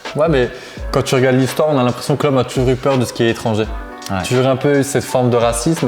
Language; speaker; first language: French; native; French